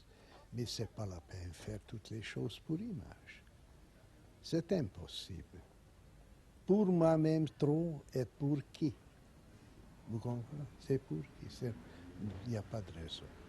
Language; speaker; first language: French; non-native, learner; Hungarian